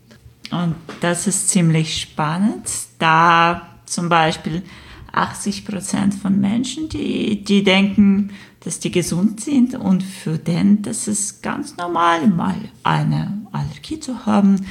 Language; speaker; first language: German; non-native, fluent; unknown